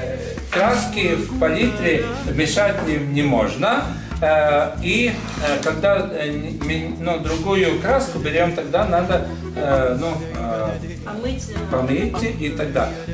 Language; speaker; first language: Russian; non-native, local second language; Latvian